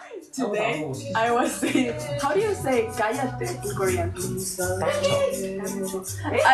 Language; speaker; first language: English; non-native, fluent; Spanish